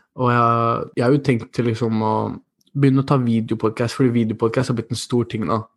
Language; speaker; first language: Norwegian; early bilingual, other home language; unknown